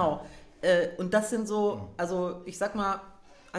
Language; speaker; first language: German; native; German